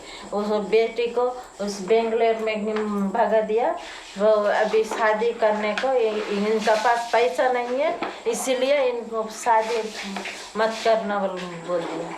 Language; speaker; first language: Hindi; non-native, local second language; Odia